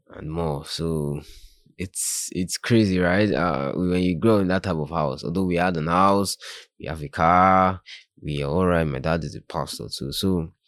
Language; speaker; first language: English; non-native, local second language; Yoruba